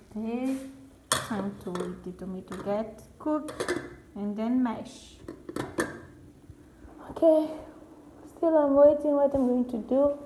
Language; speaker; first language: English; non-native, learner; Portuguese